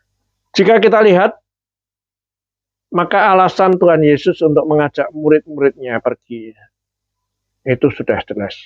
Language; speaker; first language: Indonesian; native; Indonesian